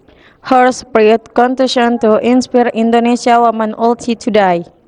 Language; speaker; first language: English; non-native, learner; Indonesian